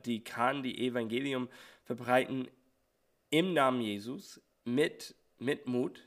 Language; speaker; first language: German; non-native, learner; English